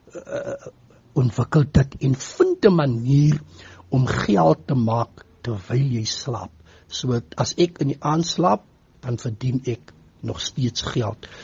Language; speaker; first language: Afrikaans; native; Afrikaans